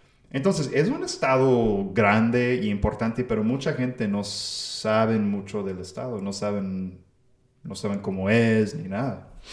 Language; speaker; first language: Spanish; non-native, fluent; English